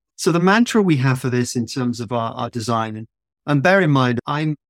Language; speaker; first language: English; native; English